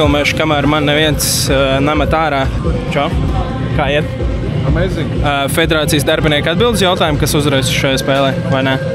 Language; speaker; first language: Latvian; native; Latvian